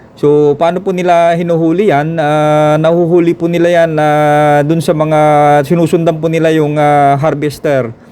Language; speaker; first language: Filipino; non-native, local second language; Iloko